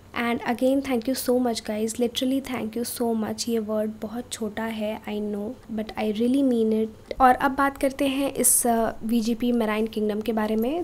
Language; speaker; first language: Hindi; non-native, local second language; Marathi